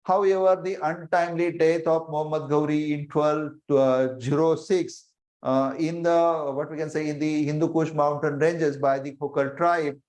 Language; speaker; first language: English; non-native, local second language; Marathi